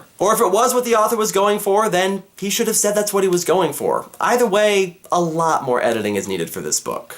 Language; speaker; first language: English; native; English